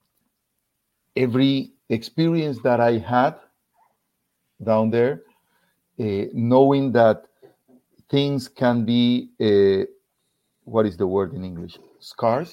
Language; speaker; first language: English; non-native, fluent; Spanish